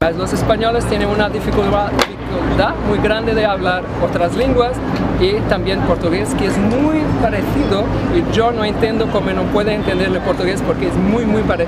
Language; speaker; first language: Spanish; non-native, learner; Portuguese